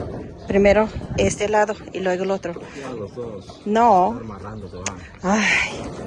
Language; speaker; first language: Spanish; non-native, learner; English